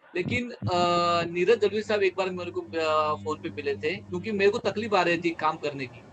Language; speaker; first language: Hindi; non-native, local second language; Marathi